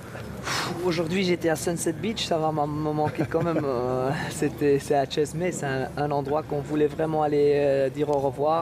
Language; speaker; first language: French; non-native, local second language; Dutch